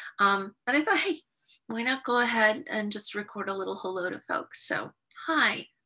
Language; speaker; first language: English; native; English